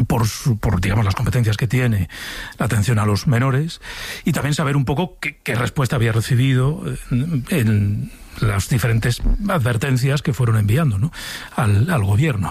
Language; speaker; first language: Spanish; native; Spanish